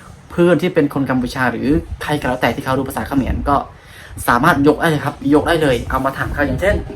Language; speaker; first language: Thai; non-native, fluent; Khmer